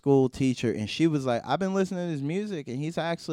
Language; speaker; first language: English; native; English